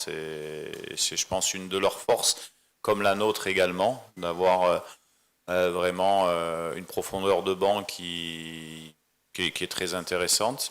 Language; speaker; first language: French; native; French